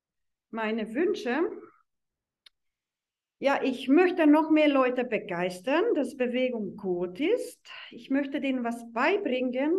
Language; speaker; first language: German; non-native, fluent; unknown